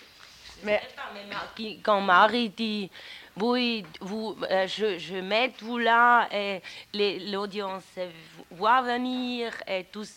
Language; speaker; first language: French; non-native, local second language; German